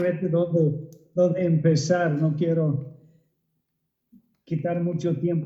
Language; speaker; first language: Spanish; non-native, fluent; English